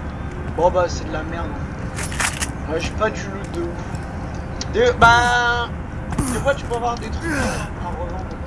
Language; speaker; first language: French; native; French